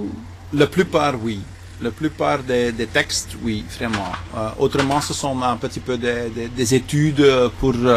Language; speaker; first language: French; non-native, local second language; Dutch